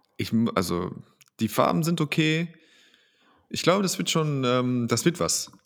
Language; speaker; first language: German; native; German